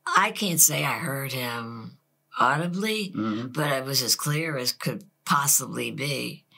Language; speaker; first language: English; native; English